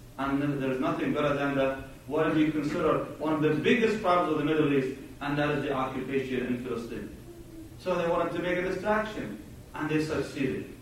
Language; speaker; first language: English; non-native, fluent; Arabic